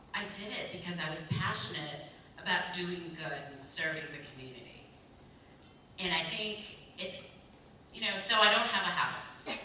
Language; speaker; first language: English; early bilingual, other home language; Korean